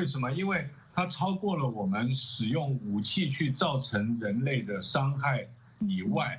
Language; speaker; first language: Chinese; native; Chinese